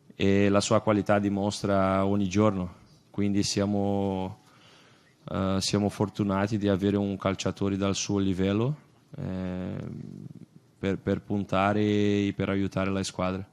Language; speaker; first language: Italian; non-native, fluent; Portuguese